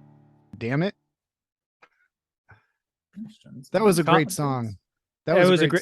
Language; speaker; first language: English; native; English